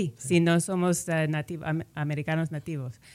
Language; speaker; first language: Spanish; non-native, fluent; English